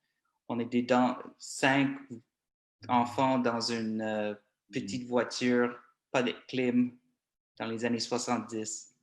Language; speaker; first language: French; non-native, local second language; English